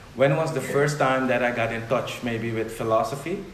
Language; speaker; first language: English; non-native, fluent; Dutch